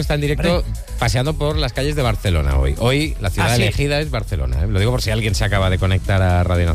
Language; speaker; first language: Spanish; native; Spanish